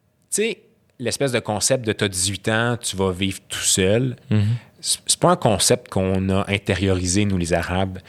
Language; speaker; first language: French; native; French